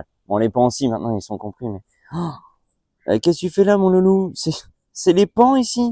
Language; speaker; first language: French; native; French